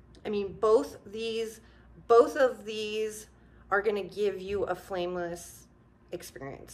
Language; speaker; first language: English; native; English